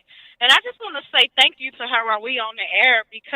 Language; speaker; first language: English; native; English